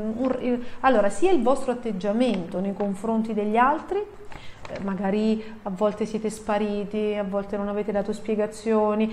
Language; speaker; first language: Italian; native; Italian